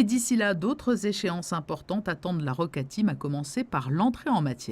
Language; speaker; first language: French; native; French